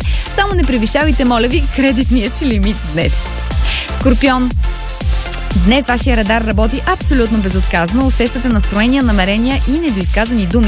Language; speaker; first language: Bulgarian; native; Bulgarian